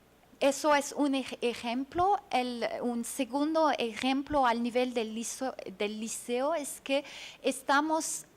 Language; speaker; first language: Spanish; non-native, fluent; French